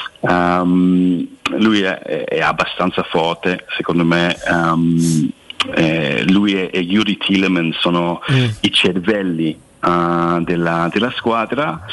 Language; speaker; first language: Italian; non-native, fluent; English